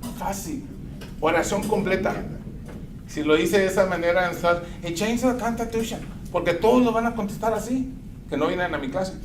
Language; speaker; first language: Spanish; non-native, fluent; English